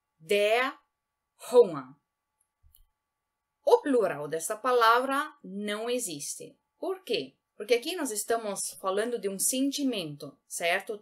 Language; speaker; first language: Portuguese; native; Portuguese